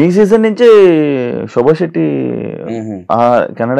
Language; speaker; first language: Telugu; native; Telugu